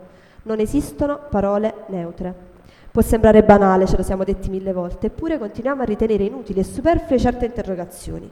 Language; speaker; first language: Italian; native; Italian